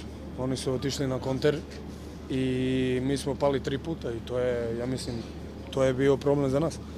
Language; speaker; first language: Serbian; early bilingual, heritage; German